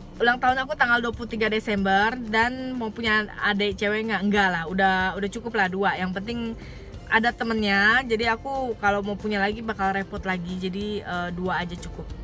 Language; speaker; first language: Indonesian; native; Indonesian